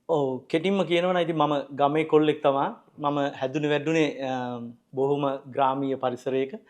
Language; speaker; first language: Sinhala; native; Sinhala